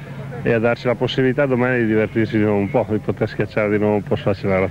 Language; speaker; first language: Italian; native; Italian